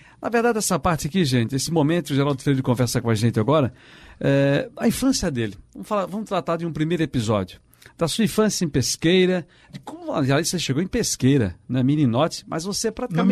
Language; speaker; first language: Portuguese; native; Portuguese